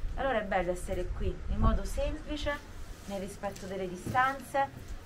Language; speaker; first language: Italian; native; Italian